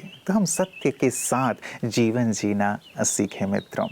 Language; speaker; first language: Hindi; native; Hindi